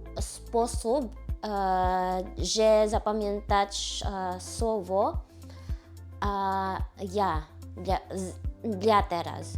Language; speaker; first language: Polish; non-native, learner; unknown